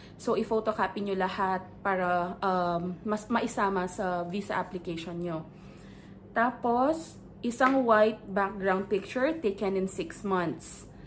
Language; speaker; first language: Filipino; native; Filipino